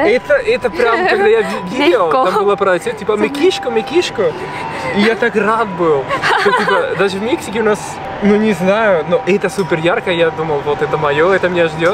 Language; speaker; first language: Russian; non-native, fluent; Spanish